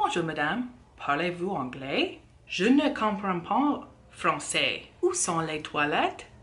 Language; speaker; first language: French; non-native, learner; English